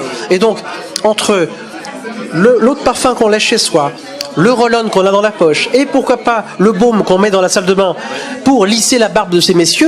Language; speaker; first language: French; native; French